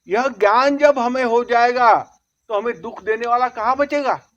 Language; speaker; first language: Hindi; non-native, local second language; Marathi